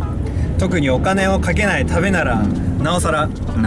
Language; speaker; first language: Japanese; native; Japanese